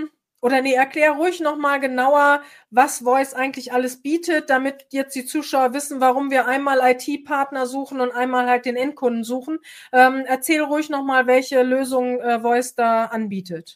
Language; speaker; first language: German; native; German